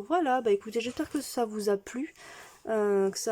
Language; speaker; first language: French; native; French